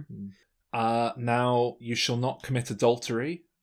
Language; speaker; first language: English; native; English